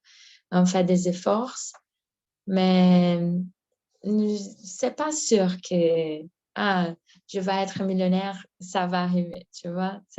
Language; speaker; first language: French; non-native, learner; Portuguese